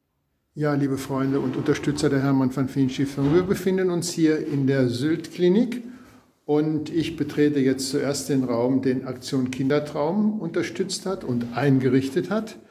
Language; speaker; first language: German; native; German